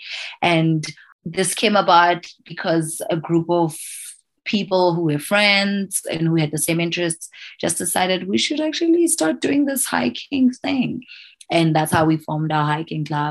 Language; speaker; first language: English; non-native, local second language; Southern Sotho